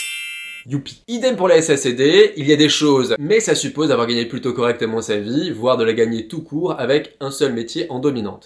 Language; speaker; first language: French; native; French